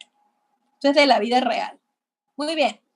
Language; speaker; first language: Spanish; native; Spanish